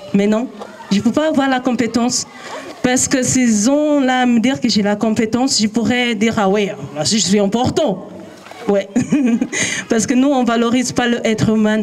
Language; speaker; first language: French; non-native, learner; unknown